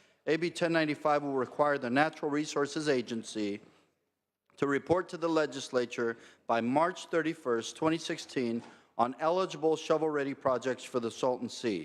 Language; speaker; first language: English; native; English